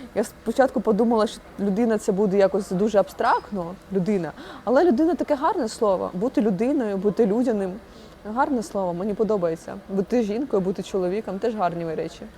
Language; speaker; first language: Ukrainian; non-native, local second language; Russian